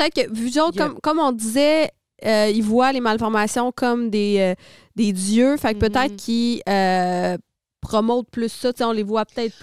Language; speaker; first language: French; native; French